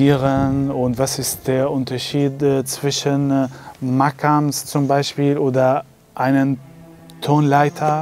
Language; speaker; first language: German; non-native, learner; Arabic